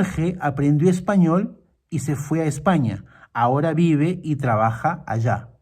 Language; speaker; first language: Spanish; non-native, fluent; Portuguese